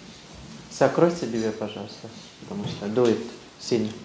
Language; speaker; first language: Russian; non-native, fluent; Thai